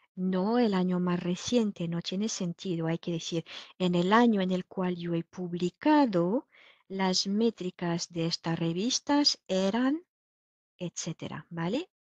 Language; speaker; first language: Spanish; non-native, fluent; French